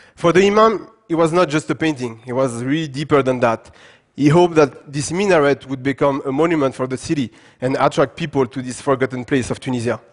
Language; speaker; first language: English; non-native, fluent; French